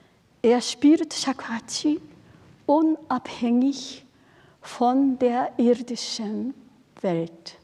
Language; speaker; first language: German; non-native, fluent; Japanese